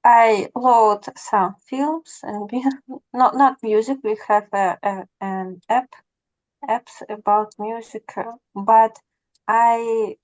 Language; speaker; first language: English; non-native, learner; Russian